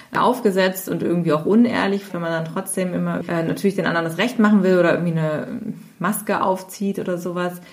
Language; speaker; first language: German; native; German